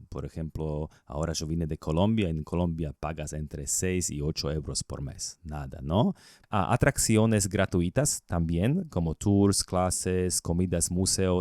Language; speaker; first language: Spanish; non-native, learner; Slovak